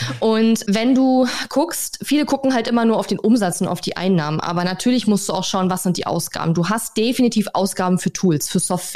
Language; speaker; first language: German; native; German